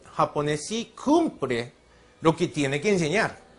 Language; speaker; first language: Spanish; non-native, fluent; Japanese